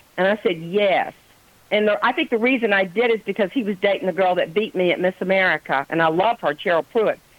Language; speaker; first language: English; native; English